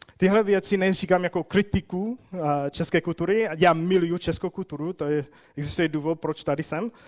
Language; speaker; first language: Czech; non-native, fluent; English